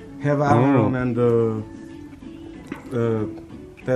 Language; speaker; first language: English; non-native, learner; Albanian